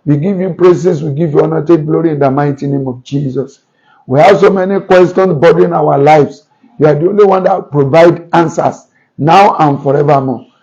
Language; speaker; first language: English; non-native, local second language; Yoruba